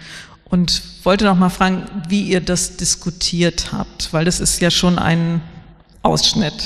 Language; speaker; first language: German; native; German